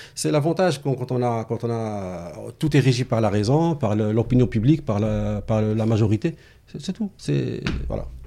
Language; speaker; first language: French; non-native, local second language; Arabic